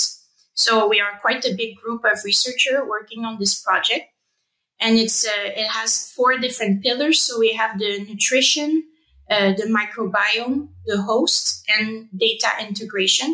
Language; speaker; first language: English; non-native, fluent; French